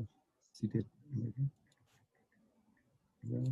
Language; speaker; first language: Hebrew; non-native, fluent; English